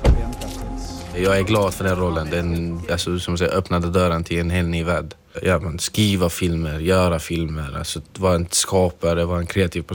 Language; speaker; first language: Swedish; non-native, fluent; Arabic